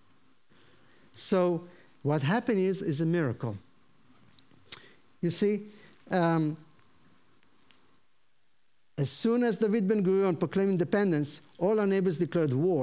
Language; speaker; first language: English; non-native, fluent; Hebrew